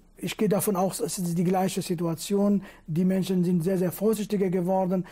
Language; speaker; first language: German; non-native, fluent; Kurdish